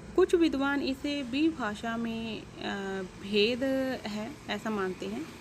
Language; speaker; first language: Hindi; native; Hindi